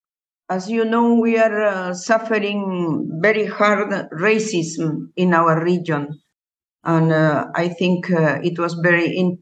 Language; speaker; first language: English; non-native, learner; Spanish